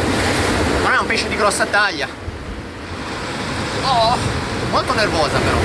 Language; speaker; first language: Italian; native; Italian